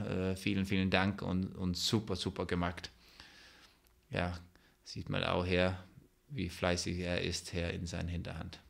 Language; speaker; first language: German; non-native, fluent; Danish